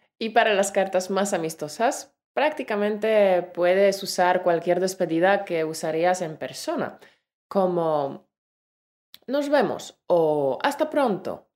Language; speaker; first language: Spanish; native; Spanish